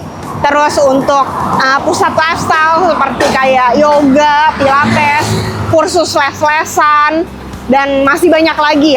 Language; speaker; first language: Indonesian; native; Indonesian